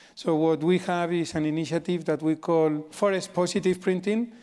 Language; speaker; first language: English; non-native, fluent; Spanish